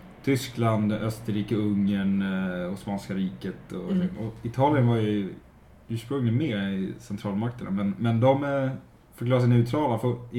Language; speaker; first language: Swedish; native; Swedish